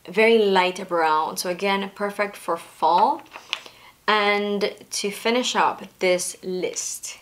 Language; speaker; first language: English; non-native, fluent; Spanish